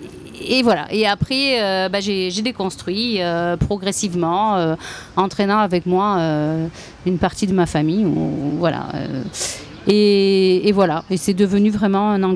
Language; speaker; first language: French; native; French